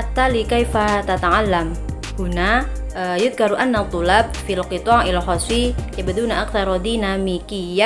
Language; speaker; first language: Arabic; non-native, learner; Indonesian